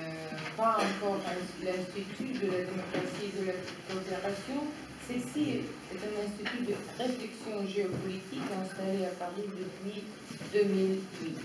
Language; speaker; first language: French; non-native, fluent; Russian